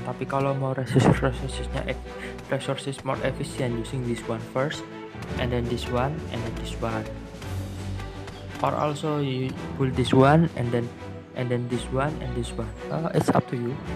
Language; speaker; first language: English; non-native, learner; Indonesian